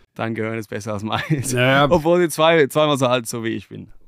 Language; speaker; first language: German; non-native, fluent; English